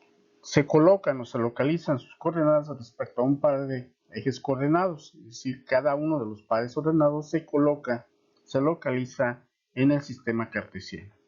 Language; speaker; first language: Spanish; native; Spanish